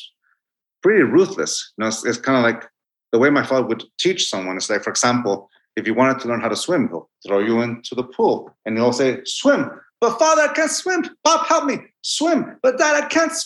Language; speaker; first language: English; non-native, fluent; Spanish